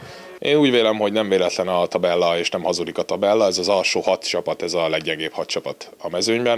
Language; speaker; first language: Hungarian; native; Hungarian